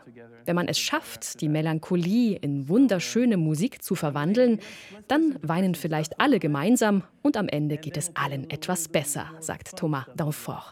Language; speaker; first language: German; native; German